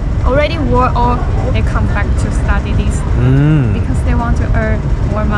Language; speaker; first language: English; non-native, learner; Chinese